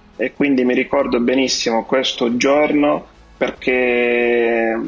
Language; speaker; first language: Italian; non-native, fluent; Arabic